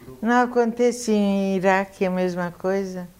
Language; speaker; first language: Portuguese; non-native, fluent; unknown